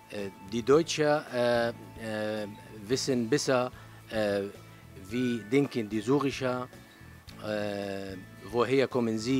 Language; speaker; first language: German; non-native, learner; Arabic